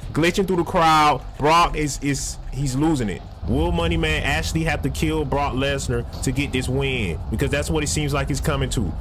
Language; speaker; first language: English; native; English